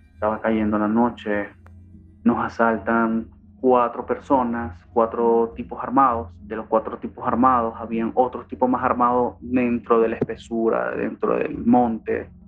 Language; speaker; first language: Spanish; native; Spanish